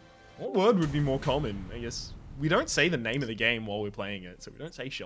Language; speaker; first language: English; native; English